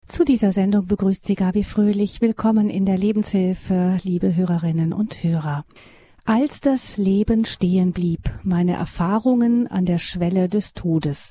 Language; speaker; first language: German; native; German